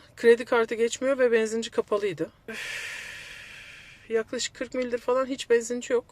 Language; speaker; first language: Turkish; native; Turkish